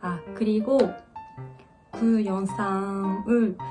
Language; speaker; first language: Korean; non-native, learner; Japanese